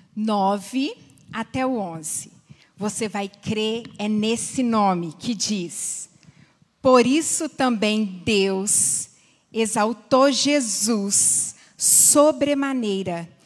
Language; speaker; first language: Portuguese; native; Portuguese